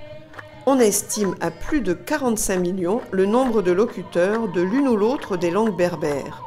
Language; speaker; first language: French; native; French